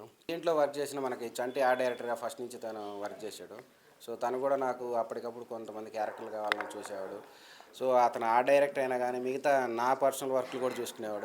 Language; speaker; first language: Telugu; native; Telugu